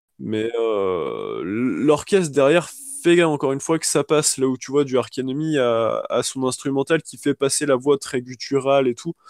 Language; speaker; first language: French; native; French